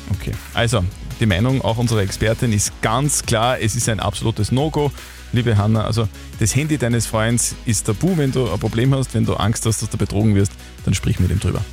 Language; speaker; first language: German; native; German